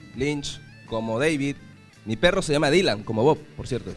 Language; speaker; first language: Spanish; native; Spanish